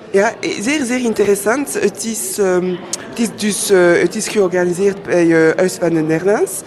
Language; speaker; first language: Dutch; non-native, local second language; French